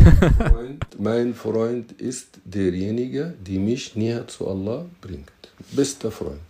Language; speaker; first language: German; non-native, fluent; Arabic